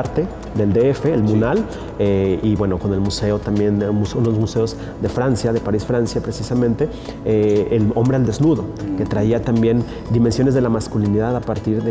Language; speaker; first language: Spanish; native; Spanish